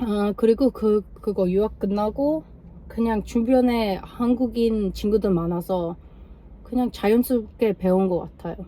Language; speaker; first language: Korean; non-native, learner; English